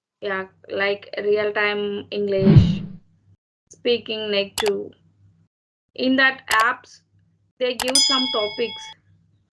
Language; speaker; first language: English; non-native, learner; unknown